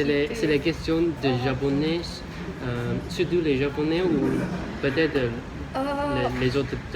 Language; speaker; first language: French; non-native, learner; Chinese